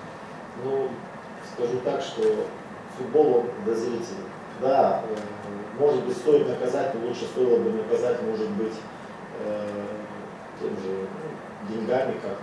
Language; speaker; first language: Russian; native; Russian